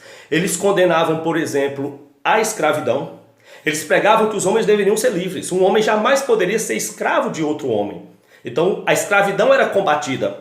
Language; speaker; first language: Portuguese; native; Portuguese